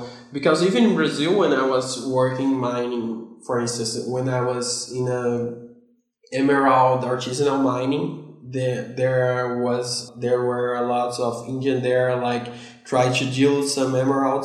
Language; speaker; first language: English; non-native, fluent; Portuguese